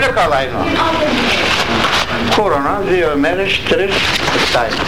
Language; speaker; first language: Greek; non-native, local second language; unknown